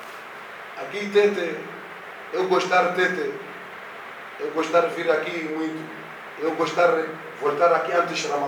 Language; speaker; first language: Portuguese; non-native, learner; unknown